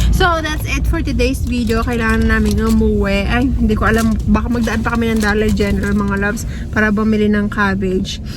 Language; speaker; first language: Filipino; native; Filipino